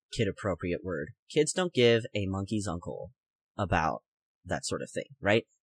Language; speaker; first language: English; native; English